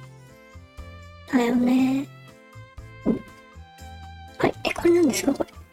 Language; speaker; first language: Japanese; native; Japanese